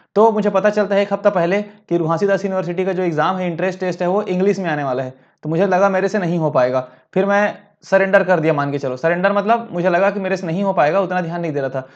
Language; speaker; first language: Hindi; native; Hindi